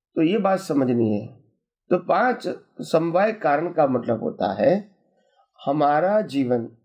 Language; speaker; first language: Hindi; non-native, local second language; Gujarati